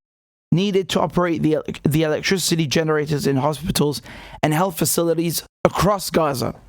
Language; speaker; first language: English; native; English